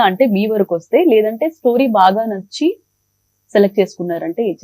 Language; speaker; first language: Telugu; native; Telugu